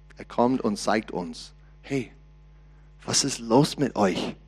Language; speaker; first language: German; non-native, learner; English